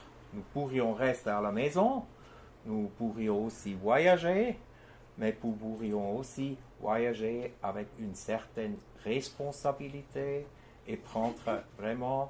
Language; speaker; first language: French; non-native, fluent; German